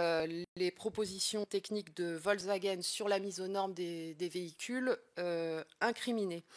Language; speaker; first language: French; native; French